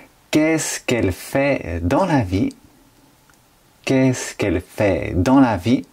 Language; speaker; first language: French; non-native, fluent; Japanese